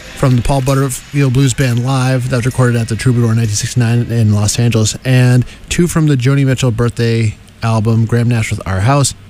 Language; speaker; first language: English; native; English